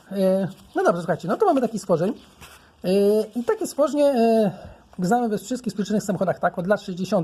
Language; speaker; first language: Polish; native; Polish